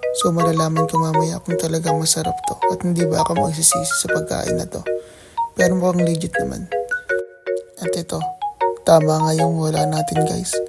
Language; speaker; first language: Filipino; native; Filipino